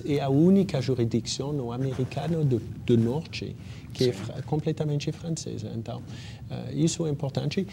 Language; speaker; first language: Portuguese; non-native, fluent; French